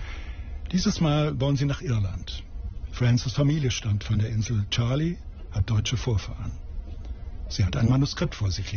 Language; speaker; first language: German; native; German